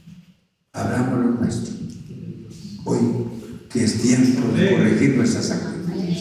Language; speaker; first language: Spanish; native; Spanish